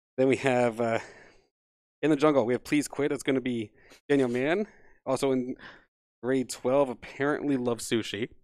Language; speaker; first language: English; native; English